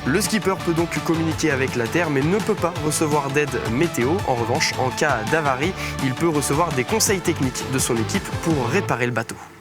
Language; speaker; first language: French; native; French